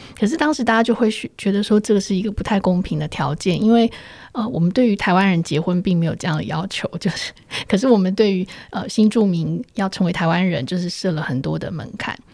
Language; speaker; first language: Chinese; native; Chinese